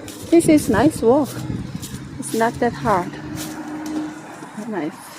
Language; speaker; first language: English; non-native, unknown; Korean